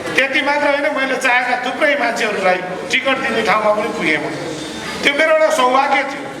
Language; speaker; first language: Nepali; native; Nepali